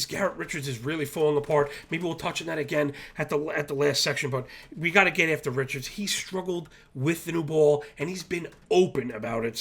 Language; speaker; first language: English; native; English